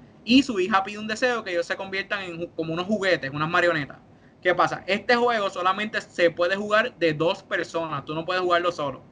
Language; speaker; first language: Spanish; native; Spanish